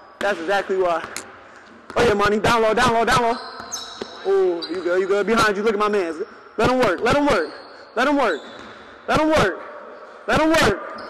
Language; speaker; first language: English; native; English